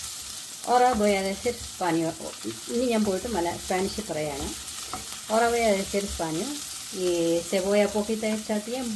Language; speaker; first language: Spanish; non-native, learner; Malayalam